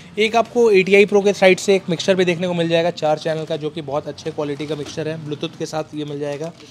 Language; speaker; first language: Hindi; native; Hindi